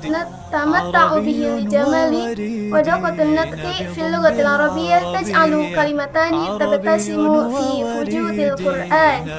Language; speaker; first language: Arabic; non-native, learner; Indonesian